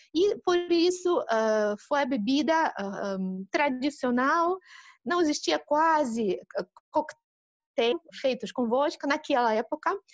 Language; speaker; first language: Portuguese; non-native, fluent; Russian